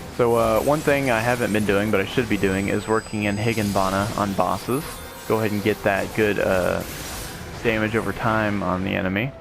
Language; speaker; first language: English; native; English